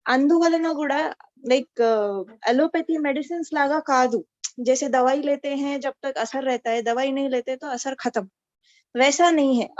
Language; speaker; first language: Hindi; non-native, local second language; Telugu